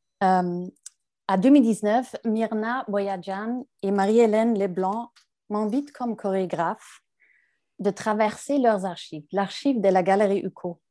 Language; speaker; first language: French; non-native, fluent; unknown